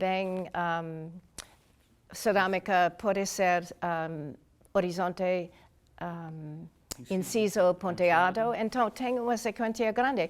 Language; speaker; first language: Portuguese; non-native, learner; English